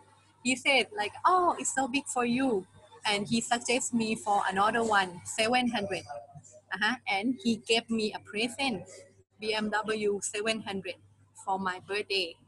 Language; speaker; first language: English; non-native, learner; Thai